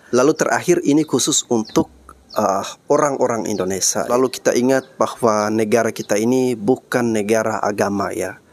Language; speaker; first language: Indonesian; native; Indonesian